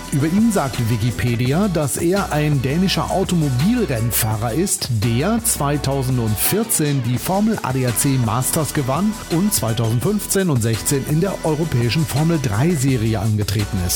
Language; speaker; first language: German; native; German